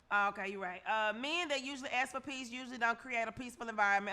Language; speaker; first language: English; native; English